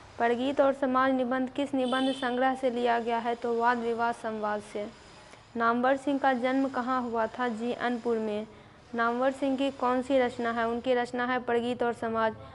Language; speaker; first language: Hindi; native; Hindi